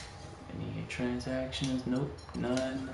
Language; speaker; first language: English; native; English